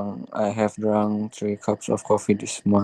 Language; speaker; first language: English; non-native, learner; Indonesian